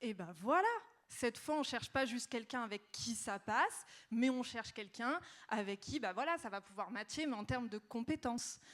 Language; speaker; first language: French; native; French